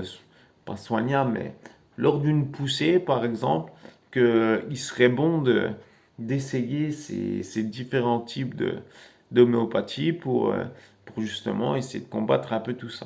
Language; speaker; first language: French; native; French